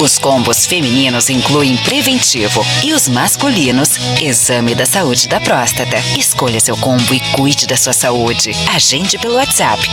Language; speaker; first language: Portuguese; native; Portuguese